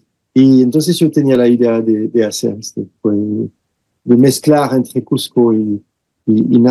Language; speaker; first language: Spanish; non-native, fluent; French